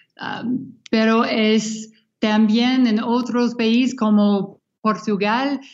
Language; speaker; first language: Spanish; non-native, fluent; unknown